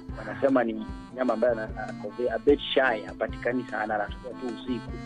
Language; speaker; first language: Swahili; non-native, fluent; Chinese